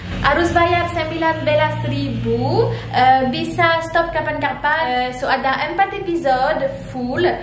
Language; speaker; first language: Indonesian; non-native, learner; French